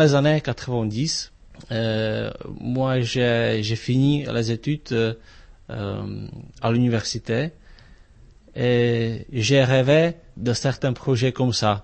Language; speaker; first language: French; non-native, fluent; Czech